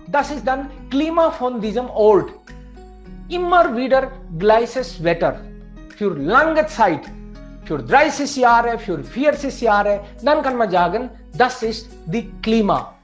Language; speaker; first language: German; non-native, fluent; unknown